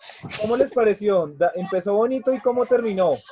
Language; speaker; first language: Spanish; native; Spanish